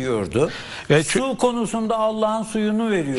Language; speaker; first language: Turkish; native; Turkish